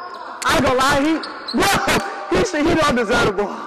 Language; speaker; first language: English; native; English